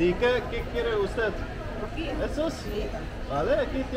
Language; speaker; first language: Spanish; non-native, learner; Dutch